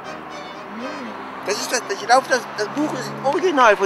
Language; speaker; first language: German; native; German